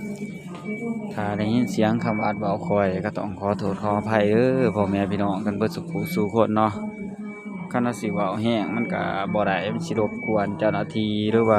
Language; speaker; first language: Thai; non-native, local second language; Lao